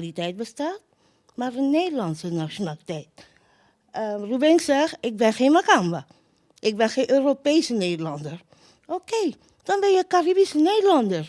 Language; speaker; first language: Dutch; non-native, local second language; Papiamento